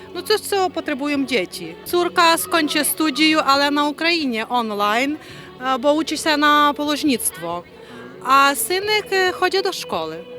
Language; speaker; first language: Polish; non-native, learner; Ukrainian